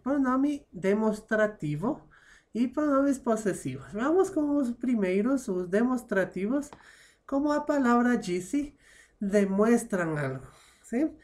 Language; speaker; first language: Portuguese; non-native, fluent; Spanish